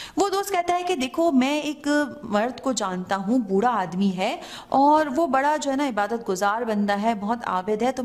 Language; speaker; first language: Urdu; native; Urdu